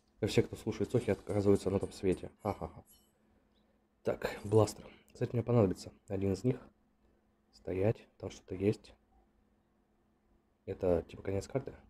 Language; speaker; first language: Russian; native; Russian